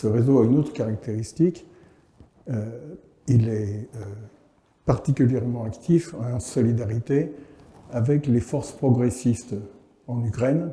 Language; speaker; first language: French; native; French